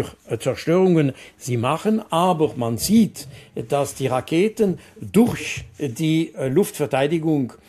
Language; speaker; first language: German; non-native, local second language; French